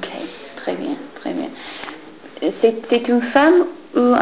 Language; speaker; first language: French; non-native, fluent; English